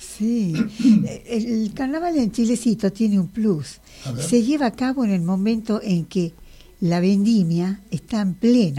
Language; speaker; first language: Spanish; native; Spanish